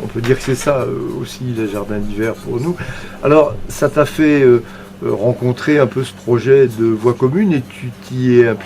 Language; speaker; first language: French; native; French